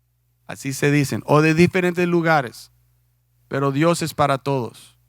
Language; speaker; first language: Spanish; non-native, fluent; English